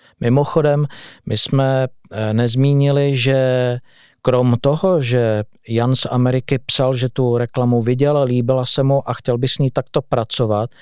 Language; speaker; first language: Czech; native; Czech